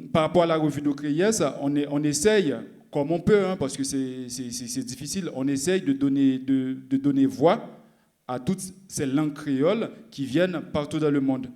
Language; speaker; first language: French; non-native, local second language; Haitian Creole